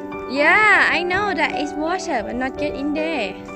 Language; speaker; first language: English; non-native, learner; Thai